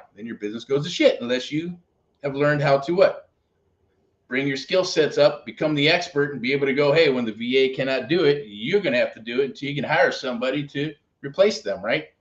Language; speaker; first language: English; native; English